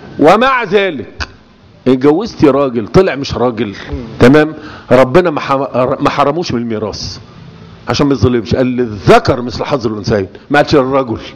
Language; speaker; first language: Arabic; native; Arabic